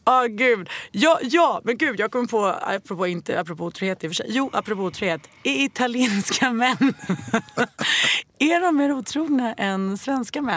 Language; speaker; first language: Swedish; native; Swedish